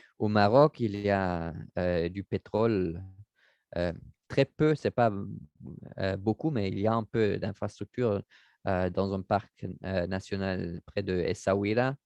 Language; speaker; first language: French; non-native, learner; German